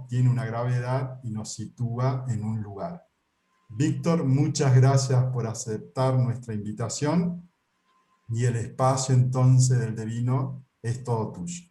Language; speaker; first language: Spanish; native; Spanish